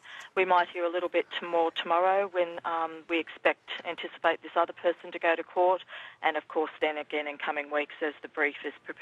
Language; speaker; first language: English; native; English